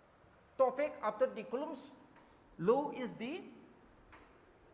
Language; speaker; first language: English; non-native, local second language; Manipuri